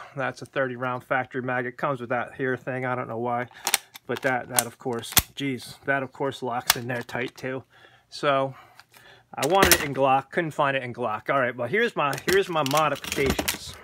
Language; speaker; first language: English; native; English